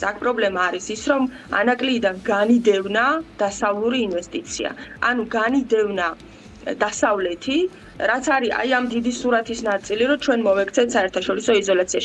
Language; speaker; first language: Georgian; native; Georgian